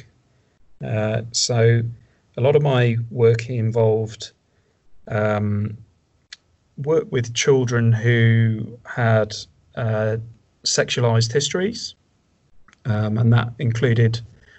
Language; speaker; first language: English; native; English